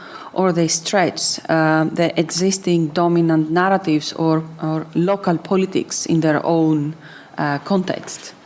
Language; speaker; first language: English; non-native, fluent; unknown